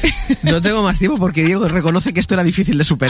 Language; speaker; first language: Spanish; native; Spanish